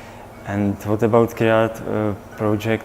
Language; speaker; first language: English; non-native, fluent; Czech